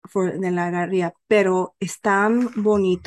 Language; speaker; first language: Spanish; early bilingual, heritage; Spanish